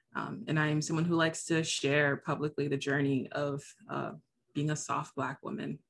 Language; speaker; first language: English; early bilingual, other home language; Haitian Creole